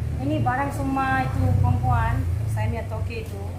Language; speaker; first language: Malay; non-native, learner; Bangla